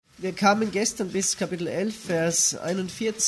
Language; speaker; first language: German; native; German